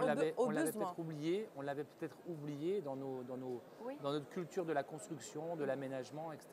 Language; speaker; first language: French; non-native, local second language; Arabic